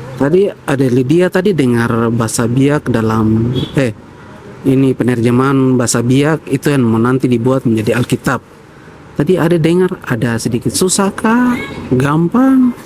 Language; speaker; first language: Indonesian; native; Indonesian